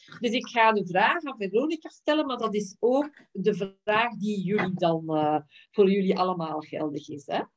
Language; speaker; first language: Dutch; native; Dutch